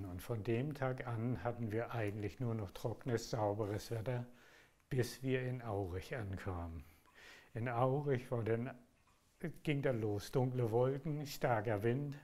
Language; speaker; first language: German; native; German